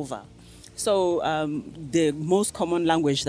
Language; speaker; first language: English; non-native, local second language; Xhosa